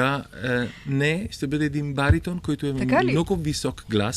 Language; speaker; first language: Bulgarian; non-native, fluent; Italian